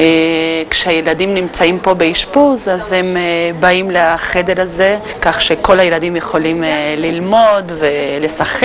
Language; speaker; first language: Hebrew; non-native, fluent; Spanish